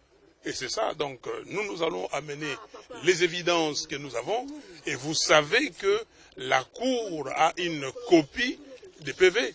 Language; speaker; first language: French; non-native, local second language; Lingala